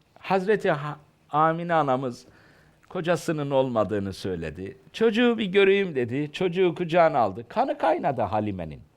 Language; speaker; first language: Turkish; native; Turkish